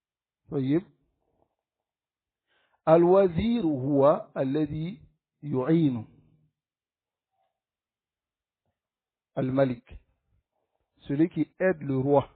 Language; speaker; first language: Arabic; non-native, fluent; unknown